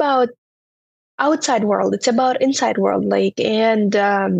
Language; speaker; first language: English; non-native, fluent; Turkmen